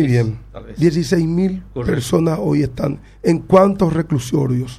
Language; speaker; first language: Spanish; native; Spanish